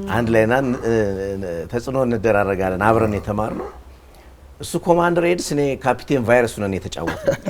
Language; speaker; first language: Amharic; native; Amharic